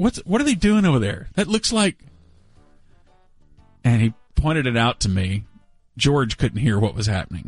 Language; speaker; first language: English; native; English